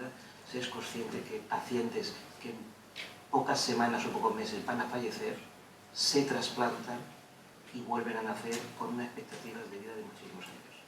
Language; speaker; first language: Spanish; native; Spanish